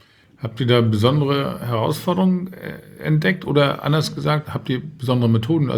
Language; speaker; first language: German; native; German